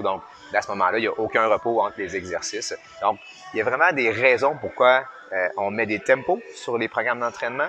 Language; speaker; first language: French; native; French